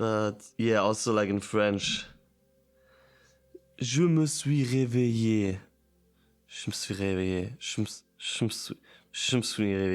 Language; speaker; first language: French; non-native, learner; German